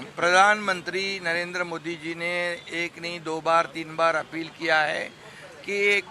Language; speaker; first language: Hindi; non-native, local second language; Marathi